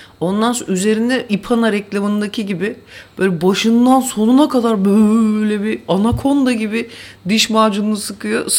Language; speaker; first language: Turkish; native; Turkish